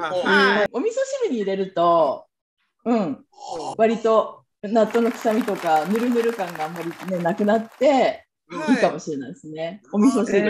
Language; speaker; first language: Japanese; native; Japanese